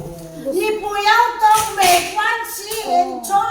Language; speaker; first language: Chinese; non-native, learner; Filipino